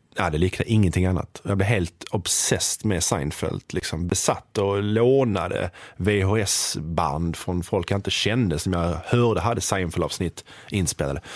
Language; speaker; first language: Swedish; native; Swedish